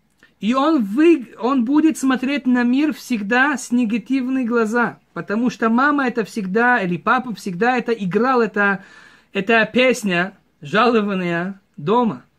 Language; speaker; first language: Russian; early bilingual, heritage; Hebrew